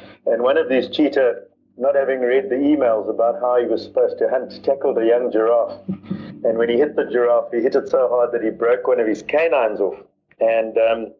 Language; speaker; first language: English; native; English